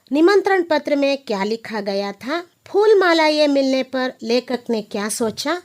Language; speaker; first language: Hindi; non-native, local second language; Kannada